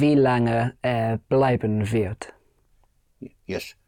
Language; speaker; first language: German; non-native, learner; English